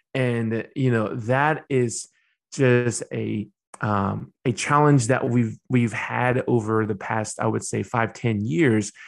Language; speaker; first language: English; early bilingual, other home language; Burmese